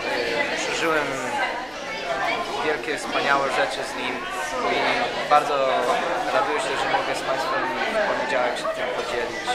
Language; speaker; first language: Polish; early bilingual, heritage; Polish